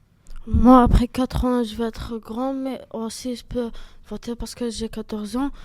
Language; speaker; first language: French; non-native, learner; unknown